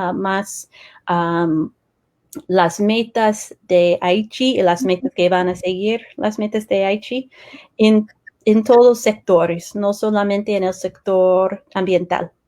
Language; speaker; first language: Spanish; non-native, fluent; English